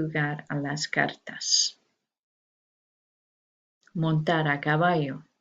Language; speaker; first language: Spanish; non-native, learner; English